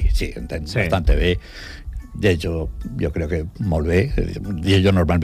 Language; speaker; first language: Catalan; non-native, learner; Spanish